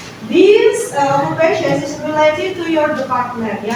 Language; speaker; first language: English; non-native, fluent; Indonesian